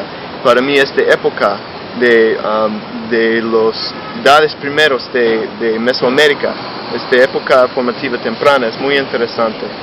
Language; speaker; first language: Spanish; non-native, fluent; English